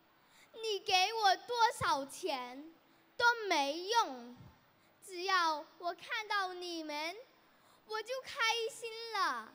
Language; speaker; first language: Chinese; early bilingual, heritage; Chinese